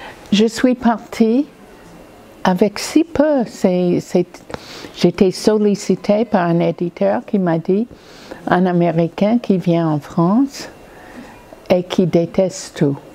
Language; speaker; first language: French; non-native, fluent; English